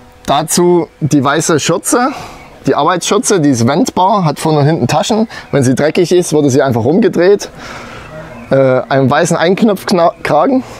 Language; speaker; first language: German; native; German